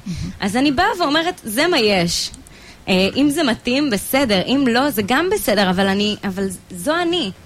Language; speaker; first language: Hebrew; native; Hebrew